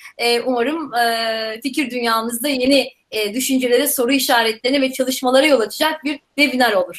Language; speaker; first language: Turkish; native; Turkish